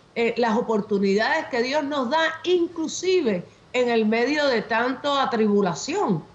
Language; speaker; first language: Spanish; native; Spanish